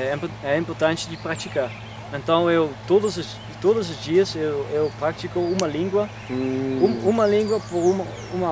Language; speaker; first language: Portuguese; non-native, learner; Dutch